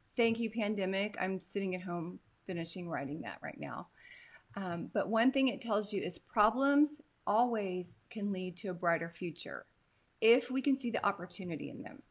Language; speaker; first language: English; native; English